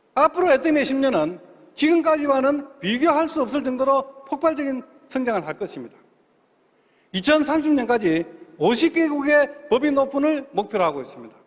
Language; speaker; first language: Korean; native; Korean